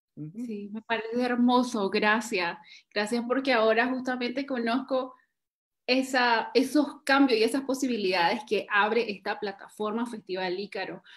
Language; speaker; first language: Spanish; native; Spanish